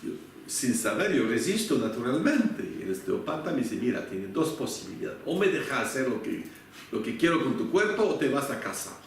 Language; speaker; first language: Spanish; non-native, fluent; French